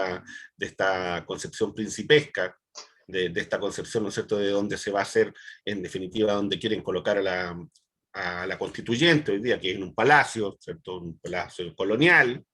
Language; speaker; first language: Spanish; native; Spanish